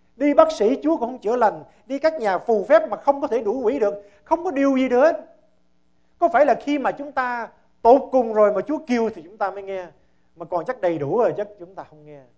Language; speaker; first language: Vietnamese; early bilingual, heritage; Vietnamese